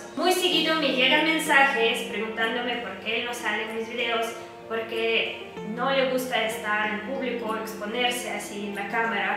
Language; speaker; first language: Spanish; non-native, fluent; Russian